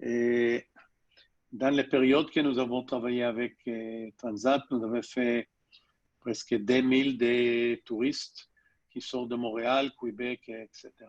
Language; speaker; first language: French; non-native, learner; Hebrew